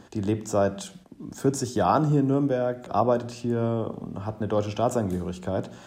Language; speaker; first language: German; native; German